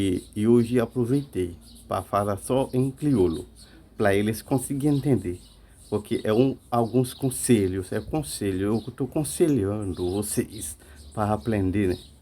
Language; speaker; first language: Portuguese; non-native, learner; Haitian Creole